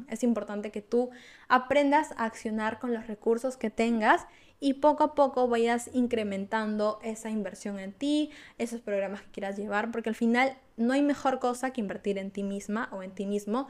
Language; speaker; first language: Spanish; native; Spanish